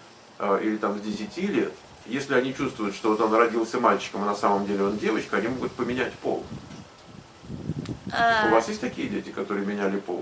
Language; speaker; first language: Russian; native; Russian